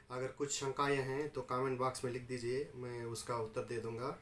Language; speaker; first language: Hindi; non-native, local second language; Telugu